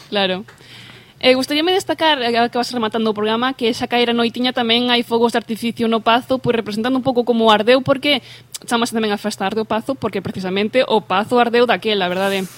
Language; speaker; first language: Galician; native; Galician